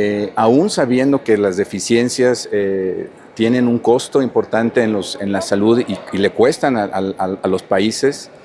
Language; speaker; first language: Spanish; native; Spanish